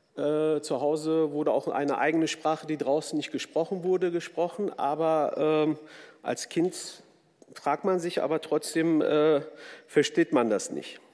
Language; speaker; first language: German; early bilingual, other home language; Kurdish